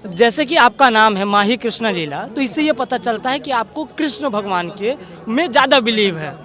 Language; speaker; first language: Hindi; native; Hindi